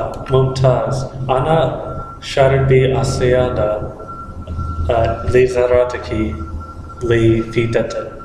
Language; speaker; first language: Arabic; non-native, learner; English